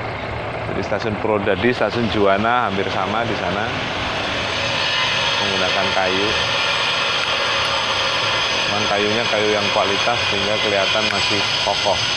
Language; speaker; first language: Indonesian; native; Indonesian